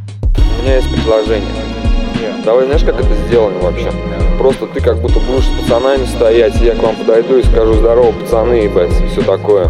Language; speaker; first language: Russian; native; Russian